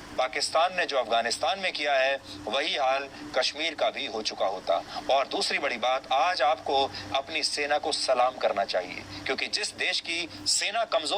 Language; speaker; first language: Hindi; native; Hindi